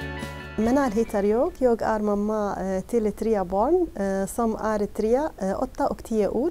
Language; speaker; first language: Swedish; non-native, learner; Arabic